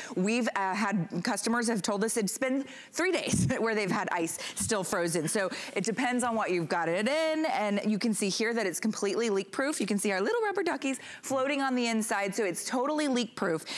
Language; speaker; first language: English; native; English